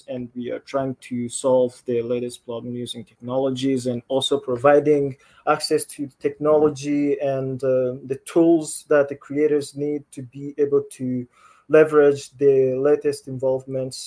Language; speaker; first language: English; non-native, local second language; Kinyarwanda